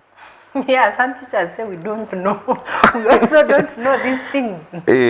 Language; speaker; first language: English; non-native, local second language; Nyankole